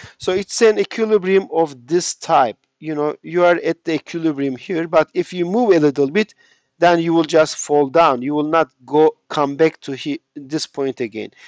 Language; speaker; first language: English; non-native, fluent; Turkish